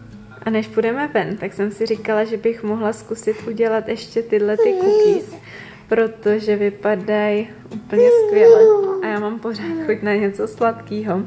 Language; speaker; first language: Czech; native; Czech